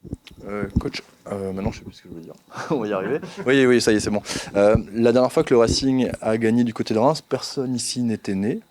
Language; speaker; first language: French; native; French